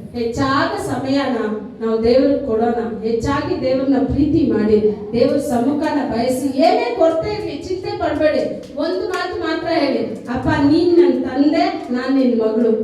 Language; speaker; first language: Kannada; non-native, local second language; Tamil